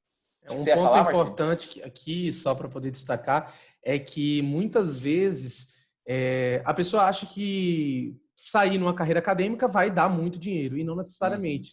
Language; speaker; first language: Portuguese; native; Portuguese